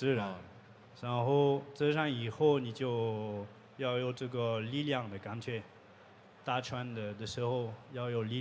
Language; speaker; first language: Chinese; non-native, learner; French